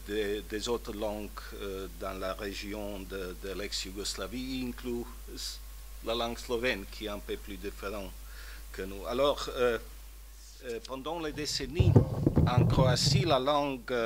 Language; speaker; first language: French; non-native, fluent; Croatian